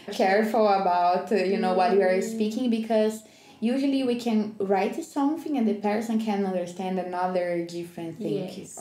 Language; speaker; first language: English; non-native, learner; Portuguese